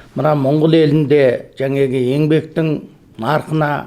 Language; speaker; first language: Kazakh; native; Kazakh